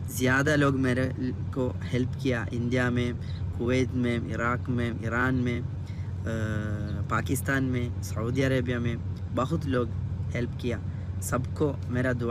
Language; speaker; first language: Hindi; non-native, local second language; Malayalam